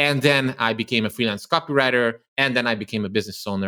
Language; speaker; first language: English; non-native, fluent; Romanian